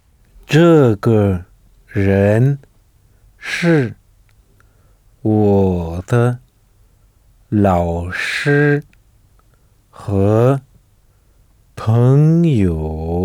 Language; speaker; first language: Chinese; non-native, learner; French